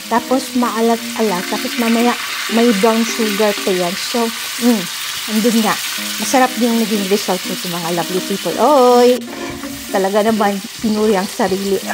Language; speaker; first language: Filipino; non-native, local second language; Cebuano